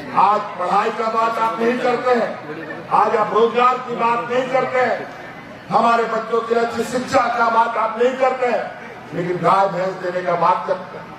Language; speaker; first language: Hindi; native; Hindi